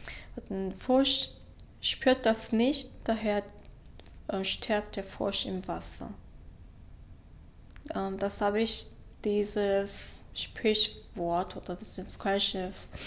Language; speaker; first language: German; non-native, fluent; Korean